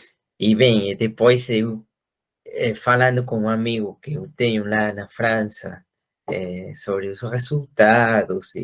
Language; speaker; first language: Portuguese; non-native, fluent; Spanish